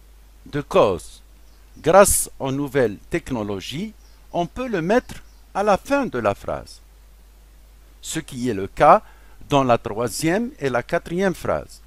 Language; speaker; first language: French; non-native, local second language; Arabic